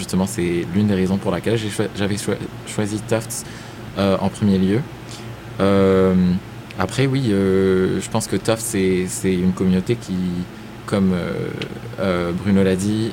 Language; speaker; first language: French; non-native, local second language; Arabic